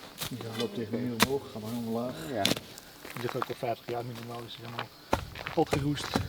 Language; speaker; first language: Dutch; native; Dutch